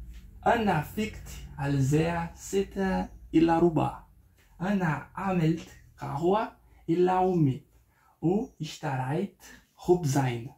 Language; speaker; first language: Arabic; non-native, learner; Portuguese